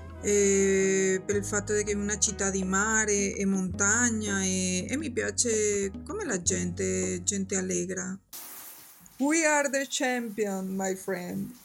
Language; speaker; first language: Italian; non-native, fluent; Spanish